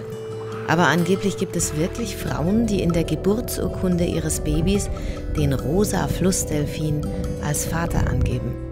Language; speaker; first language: German; native; German